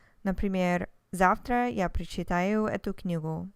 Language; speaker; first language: Russian; non-native, fluent; English